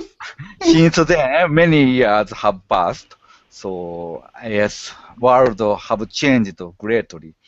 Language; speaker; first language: English; non-native, learner; Japanese